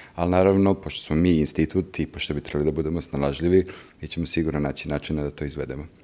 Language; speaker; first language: Serbian; native; Serbian